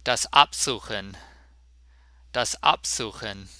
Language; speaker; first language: German; non-native, learner; English